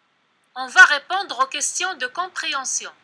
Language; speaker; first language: French; non-native, local second language; Arabic